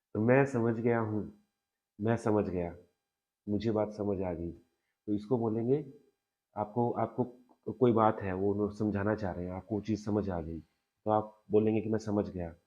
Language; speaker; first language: Hindi; native; Hindi